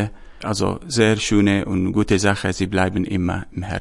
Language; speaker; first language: German; non-native, learner; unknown